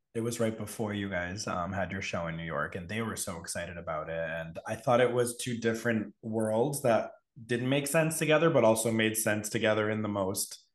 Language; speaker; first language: English; native; English